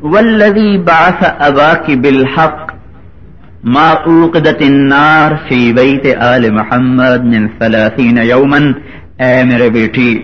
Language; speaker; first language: Urdu; native; Urdu